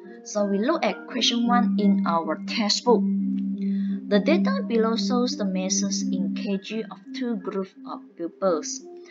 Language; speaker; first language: English; non-native, local second language; Chinese